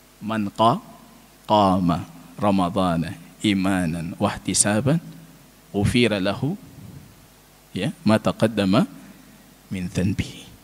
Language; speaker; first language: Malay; non-native, local second language; Achinese